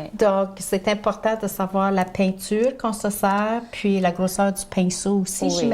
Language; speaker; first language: French; native; French